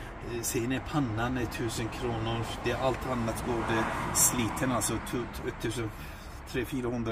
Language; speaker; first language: Swedish; non-native, fluent; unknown